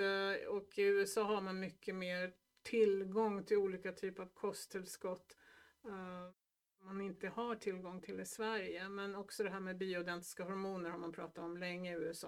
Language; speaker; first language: Swedish; native; Swedish